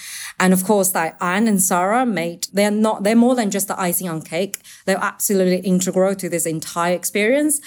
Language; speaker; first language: English; non-native, fluent; Chinese